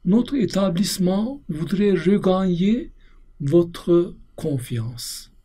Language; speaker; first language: French; non-native, fluent; Turkish